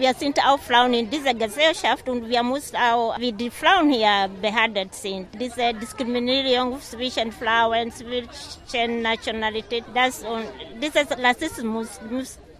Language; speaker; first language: German; non-native, learner; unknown